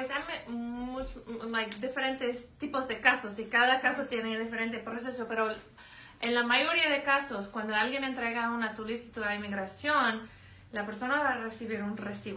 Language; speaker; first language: Spanish; non-native, fluent; English